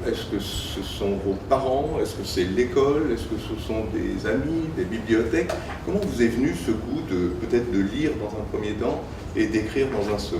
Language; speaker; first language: French; native; French